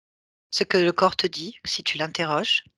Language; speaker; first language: French; native; French